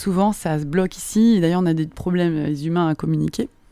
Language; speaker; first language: French; native; French